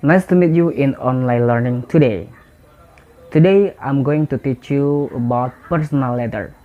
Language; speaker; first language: English; non-native, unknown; Indonesian